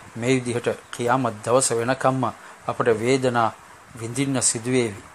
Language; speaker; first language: Sinhala; non-native, local second language; Tamil